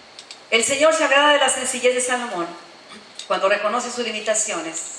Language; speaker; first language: Spanish; native; Spanish